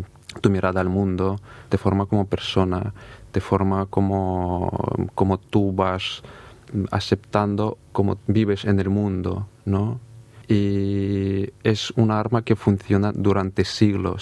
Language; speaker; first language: Spanish; non-native, fluent; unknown